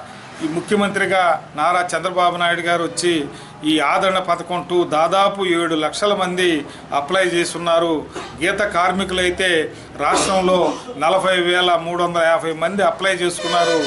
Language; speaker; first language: Telugu; native; Telugu